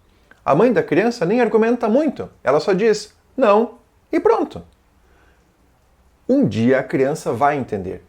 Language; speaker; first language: Portuguese; native; Portuguese